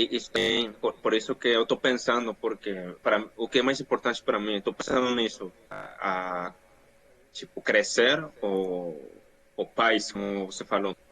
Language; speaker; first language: Portuguese; non-native, fluent; Spanish